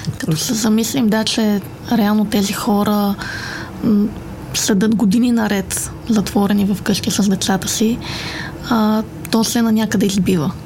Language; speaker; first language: Bulgarian; native; Bulgarian